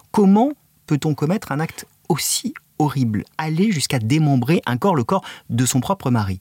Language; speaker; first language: French; native; French